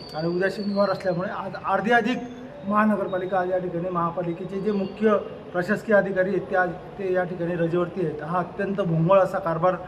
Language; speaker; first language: Marathi; native; Marathi